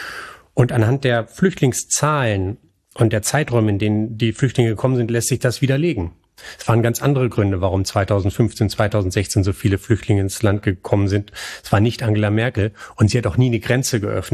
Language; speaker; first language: German; native; German